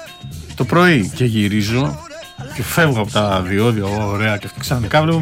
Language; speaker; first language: Greek; native; Greek